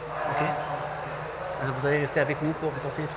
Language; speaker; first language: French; non-native, fluent; Arabic